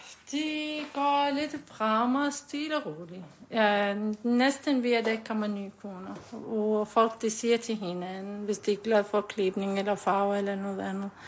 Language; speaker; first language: Danish; non-native, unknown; Arabic